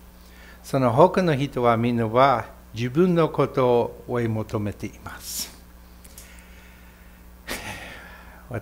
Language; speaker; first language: Japanese; non-native, fluent; English